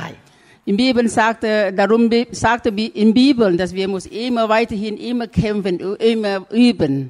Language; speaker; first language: German; non-native, learner; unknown